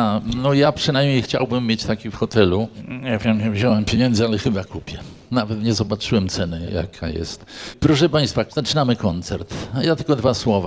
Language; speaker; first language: Polish; native; Polish